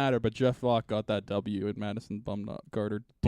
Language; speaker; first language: English; native; English